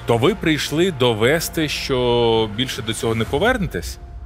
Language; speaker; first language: Ukrainian; native; Ukrainian